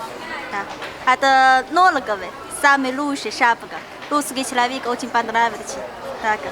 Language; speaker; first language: Russian; non-native, learner; Chinese